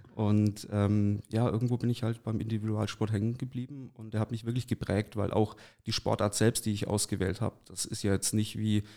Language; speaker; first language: German; native; German